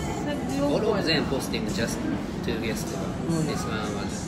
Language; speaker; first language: English; non-native, learner; Japanese